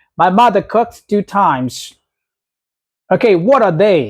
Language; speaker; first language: English; non-native, fluent; Burmese